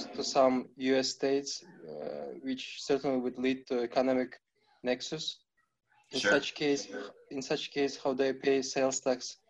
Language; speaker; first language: English; non-native, fluent; Kazakh